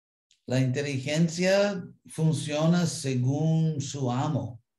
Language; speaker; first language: Spanish; non-native, fluent; English